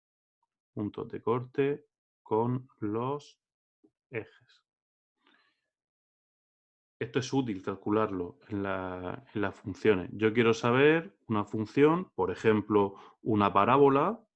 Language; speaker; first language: Spanish; native; Spanish